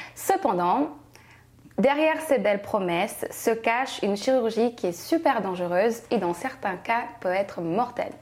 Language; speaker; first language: French; native; French